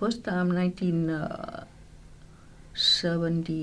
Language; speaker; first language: English; non-native, local second language; Vietnamese